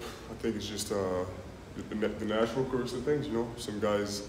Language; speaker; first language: English; non-native, fluent; French